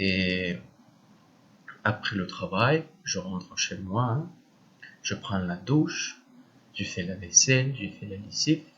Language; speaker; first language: French; non-native, learner; Spanish